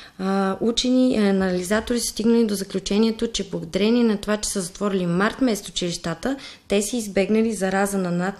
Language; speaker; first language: Bulgarian; native; Bulgarian